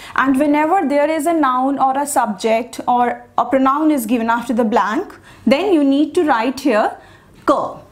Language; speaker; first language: English; non-native, local second language; Hindi